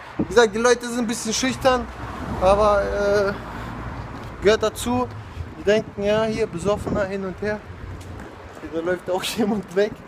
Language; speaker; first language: German; non-native, fluent; Russian